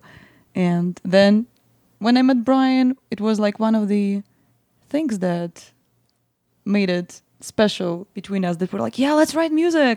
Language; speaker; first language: English; non-native, fluent; Russian